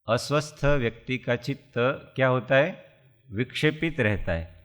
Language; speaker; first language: Hindi; non-native, local second language; Gujarati